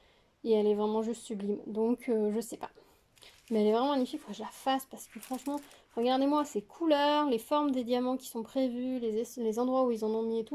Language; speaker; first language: French; native; French